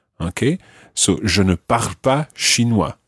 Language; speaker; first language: French; non-native, fluent; English